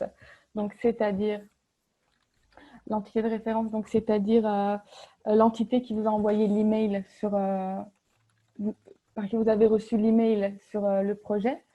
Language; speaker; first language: French; non-native, fluent; Spanish